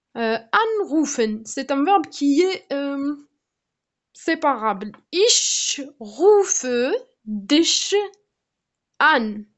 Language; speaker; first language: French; non-native, local second language; Arabic